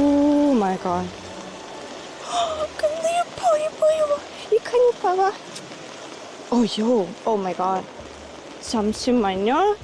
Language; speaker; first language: Korean; non-native, learner; English